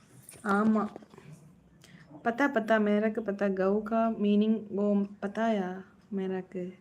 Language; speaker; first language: Hindi; non-native, local second language; Tamil